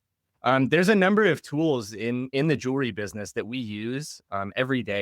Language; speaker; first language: English; native; English